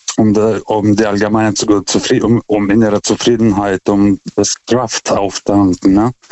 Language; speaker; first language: German; non-native, fluent; Russian